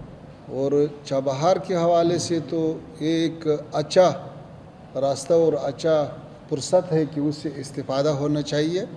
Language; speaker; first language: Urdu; non-native, fluent; Pashto